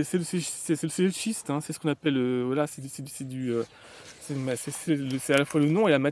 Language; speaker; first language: French; native; French